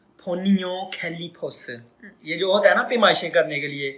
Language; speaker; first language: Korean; non-native, learner; Urdu